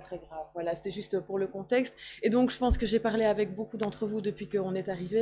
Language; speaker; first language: French; native; French